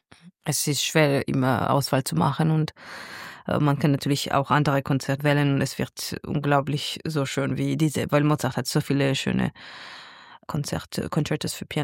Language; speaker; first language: German; non-native, fluent; Georgian